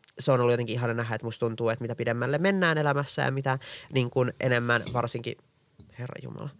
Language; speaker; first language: Finnish; native; Finnish